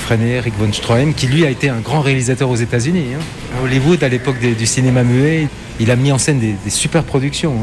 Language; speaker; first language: French; native; French